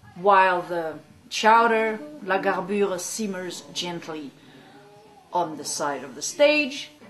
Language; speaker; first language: English; non-native, fluent; French